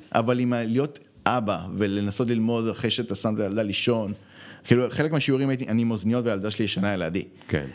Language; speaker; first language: Hebrew; early bilingual, other home language; Spanish